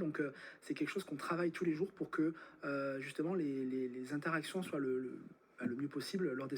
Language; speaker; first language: French; native; French